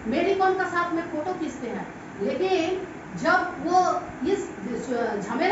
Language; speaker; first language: Hindi; non-native, local second language; Bangla